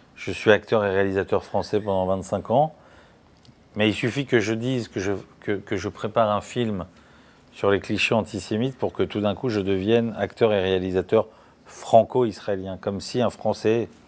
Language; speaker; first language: French; native; French